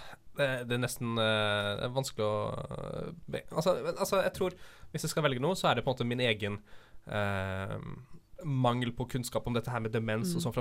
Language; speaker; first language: Norwegian; native; Norwegian